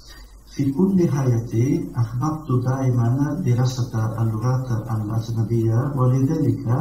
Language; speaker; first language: Arabic; non-native, learner; Italian